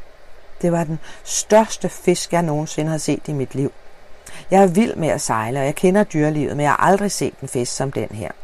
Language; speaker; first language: Danish; native; Danish